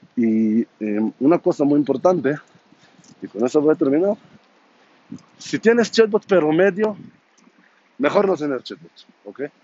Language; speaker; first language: Spanish; non-native, fluent; Hebrew